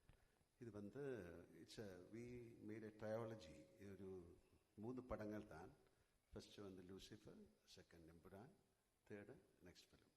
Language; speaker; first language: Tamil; non-native, learner; Malayalam